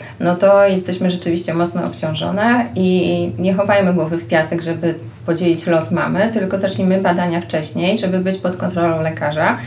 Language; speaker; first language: Polish; native; Polish